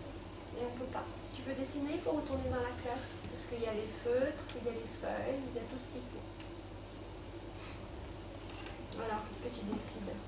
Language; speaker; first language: French; native; French